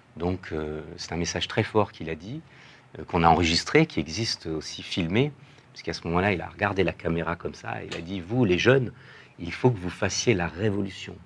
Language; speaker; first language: French; native; French